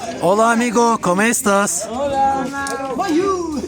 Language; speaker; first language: Spanish; non-native, learner; Turkish